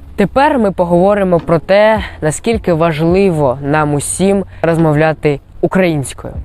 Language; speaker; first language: Ukrainian; native; Ukrainian